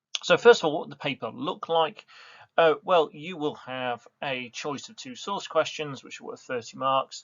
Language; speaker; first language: English; native; English